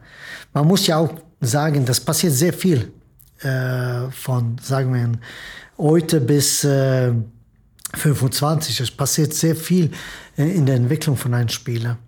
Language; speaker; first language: German; non-native, fluent; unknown